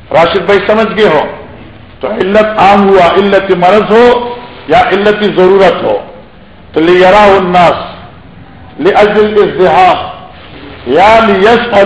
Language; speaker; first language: Urdu; non-native, local second language; Northern Hindko